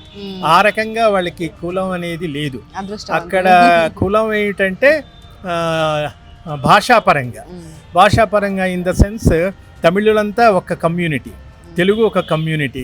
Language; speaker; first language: Telugu; native; Telugu